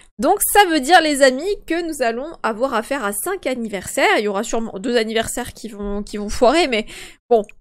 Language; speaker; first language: French; early bilingual, other home language; Polish